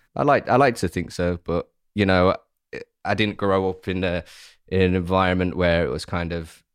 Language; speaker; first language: English; native; English